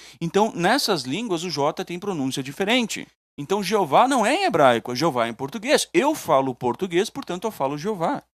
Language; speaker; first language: Portuguese; native; Portuguese